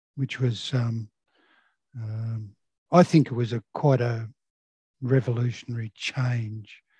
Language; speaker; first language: English; native; English